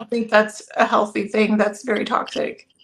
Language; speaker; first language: English; native; English